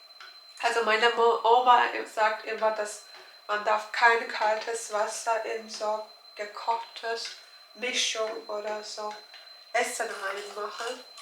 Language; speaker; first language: German; non-native, learner; Turkish